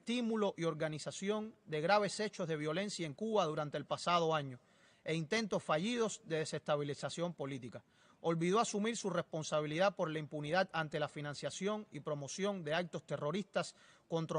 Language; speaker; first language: Spanish; native; Spanish